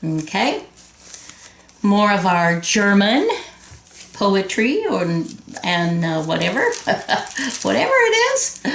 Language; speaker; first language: English; native; English